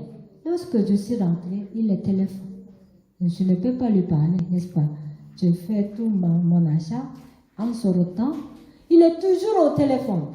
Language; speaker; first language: French; non-native, learner; Korean